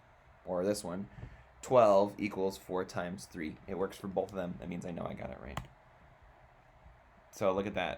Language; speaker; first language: English; native; English